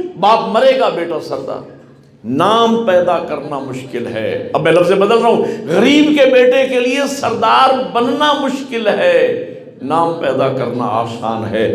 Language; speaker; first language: Urdu; non-native, local second language; Punjabi